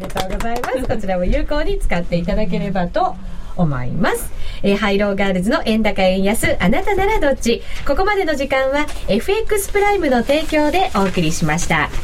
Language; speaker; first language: Japanese; native; Japanese